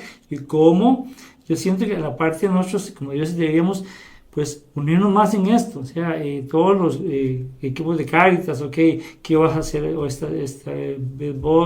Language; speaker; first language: Spanish; native; Spanish